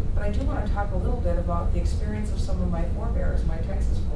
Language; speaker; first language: English; native; English